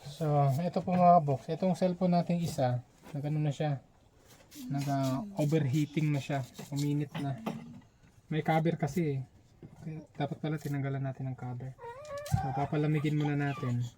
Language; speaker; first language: Filipino; non-native, local second language; Cebuano